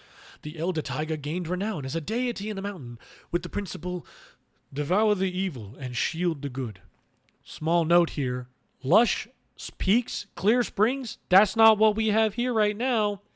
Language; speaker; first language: English; native; English